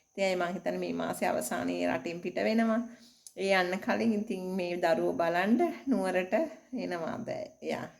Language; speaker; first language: Sinhala; native; Sinhala